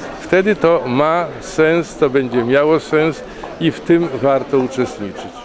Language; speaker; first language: Polish; native; Polish